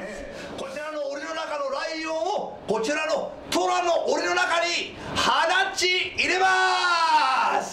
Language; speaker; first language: Japanese; non-native, fluent; Swedish